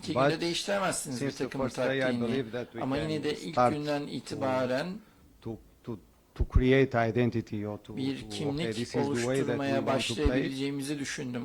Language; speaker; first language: Turkish; non-native, learner; Portuguese